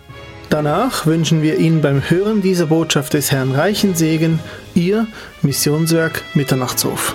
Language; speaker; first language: German; native; German